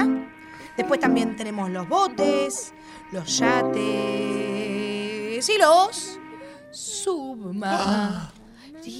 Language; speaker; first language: Spanish; native; Spanish